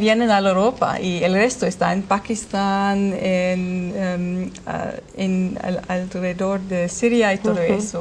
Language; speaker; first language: Spanish; non-native, learner; German